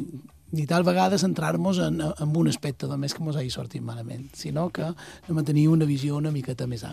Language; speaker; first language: Catalan; native; Catalan